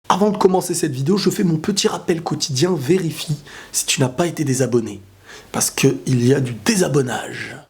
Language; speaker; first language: French; native; French